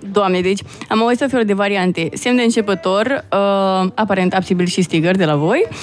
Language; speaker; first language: Romanian; native; Romanian